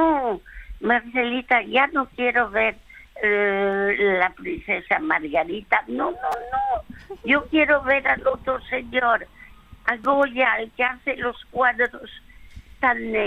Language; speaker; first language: Spanish; early bilingual, other home language; French